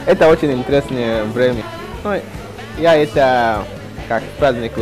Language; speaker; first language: Russian; non-native, learner; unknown